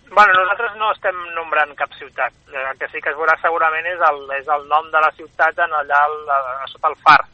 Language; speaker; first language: Catalan; native; Catalan